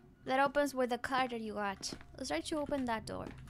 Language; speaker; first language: English; non-native, fluent; Spanish